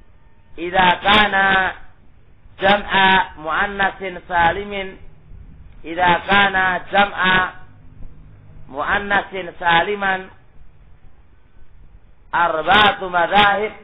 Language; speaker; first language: Arabic; non-native, fluent; Indonesian